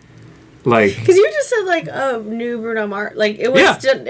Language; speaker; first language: English; native; English